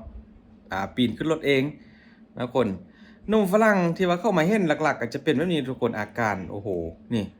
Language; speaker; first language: Thai; non-native, local second language; Lao